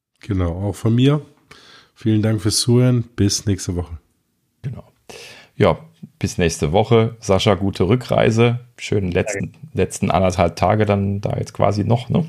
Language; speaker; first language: German; native; German